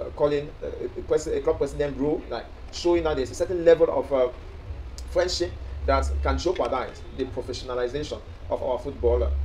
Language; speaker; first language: English; non-native, local second language; French